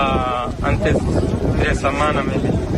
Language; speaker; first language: Spanish; non-native, learner; Arabic